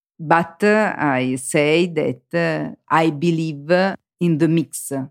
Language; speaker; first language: English; non-native, learner; Italian